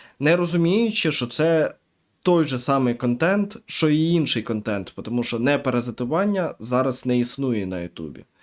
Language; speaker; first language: Ukrainian; native; Ukrainian